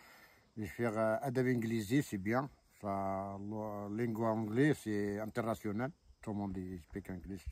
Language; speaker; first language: French; non-native, learner; Arabic